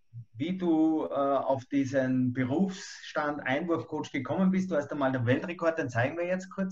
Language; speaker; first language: German; native; German